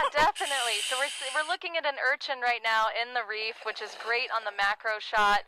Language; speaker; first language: English; native; English